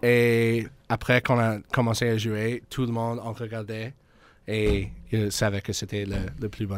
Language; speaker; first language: French; non-native, learner; English